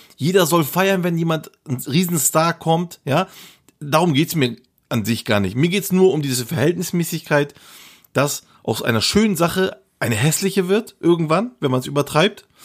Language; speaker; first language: German; early bilingual, other home language; Turkish